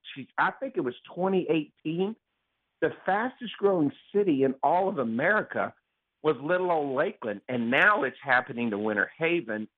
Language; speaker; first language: English; native; English